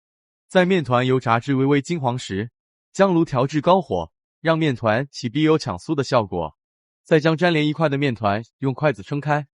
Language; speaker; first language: Chinese; native; Chinese